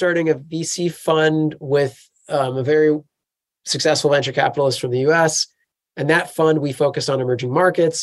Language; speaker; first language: English; native; English